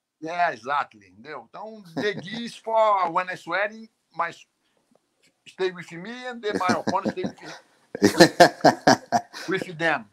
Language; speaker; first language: English; non-native, learner; Portuguese